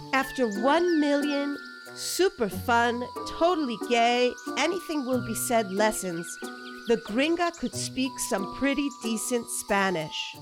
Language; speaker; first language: English; native; English